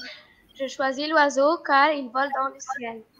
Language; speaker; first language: French; non-native, learner; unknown